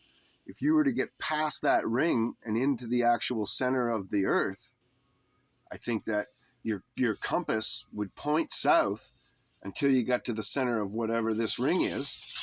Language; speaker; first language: English; native; English